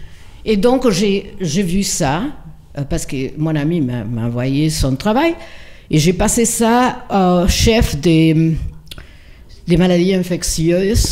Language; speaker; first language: French; non-native, fluent; Spanish